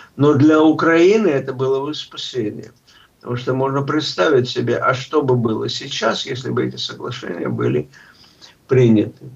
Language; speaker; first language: Russian; native; Russian